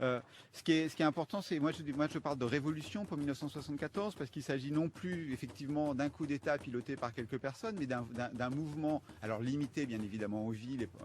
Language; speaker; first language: French; native; French